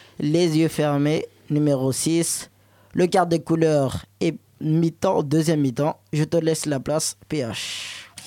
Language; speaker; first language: French; native; French